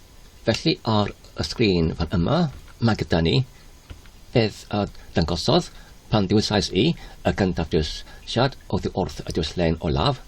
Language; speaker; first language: Welsh; non-native, learner; Polish